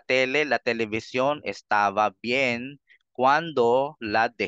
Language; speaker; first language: Spanish; non-native, fluent; Filipino